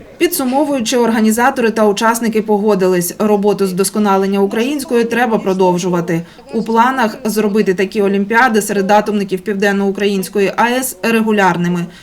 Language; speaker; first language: Ukrainian; native; Ukrainian